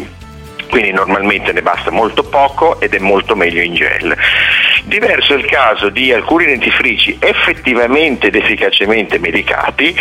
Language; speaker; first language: Italian; native; Italian